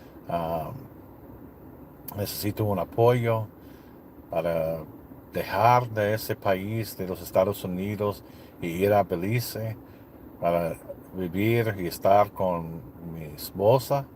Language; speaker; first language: Spanish; non-native, learner; English